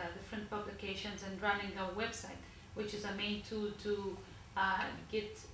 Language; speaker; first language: English; non-native, learner; Persian